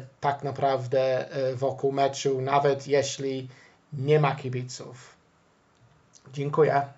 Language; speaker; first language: Polish; non-native, fluent; English